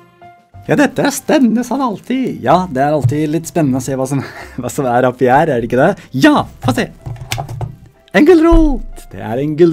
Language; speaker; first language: Norwegian; native; Norwegian